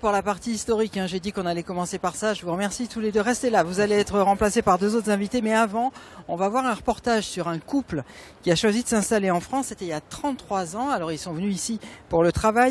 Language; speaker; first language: French; native; French